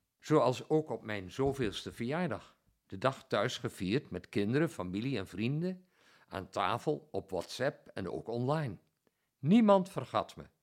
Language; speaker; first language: Dutch; native; Dutch